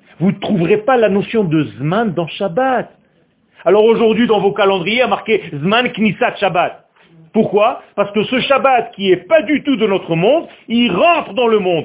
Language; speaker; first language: French; non-native, fluent; Hebrew